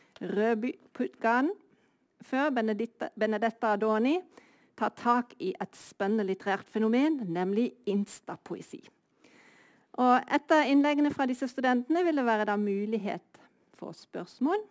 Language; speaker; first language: Norwegian; native; Norwegian